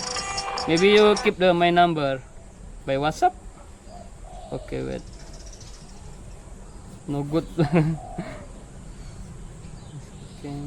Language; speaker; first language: English; non-native, learner; Indonesian